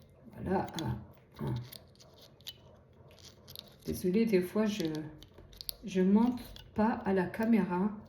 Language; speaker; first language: French; native; French